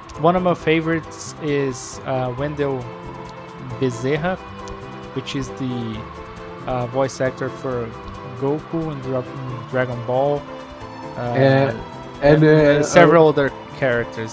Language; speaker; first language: English; non-native, fluent; Portuguese